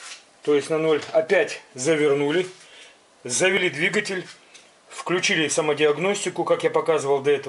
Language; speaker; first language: Russian; native; Russian